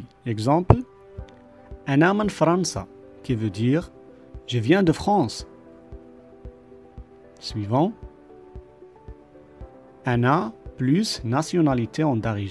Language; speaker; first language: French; non-native, local second language; Arabic